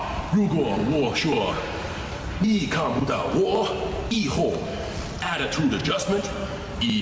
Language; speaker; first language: Chinese; non-native, learner; English